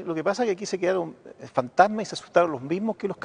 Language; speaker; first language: Spanish; native; Spanish